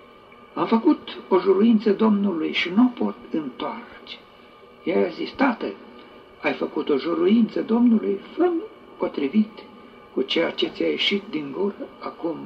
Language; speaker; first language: Romanian; native; Romanian